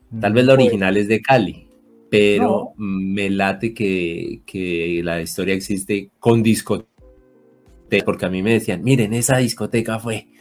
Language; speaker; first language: Spanish; native; Spanish